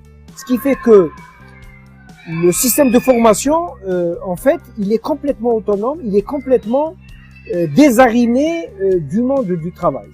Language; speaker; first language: French; non-native, local second language; Arabic